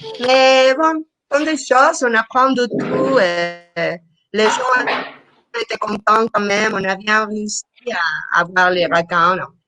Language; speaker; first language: French; non-native, fluent; Spanish